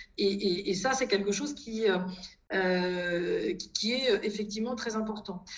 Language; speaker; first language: French; native; French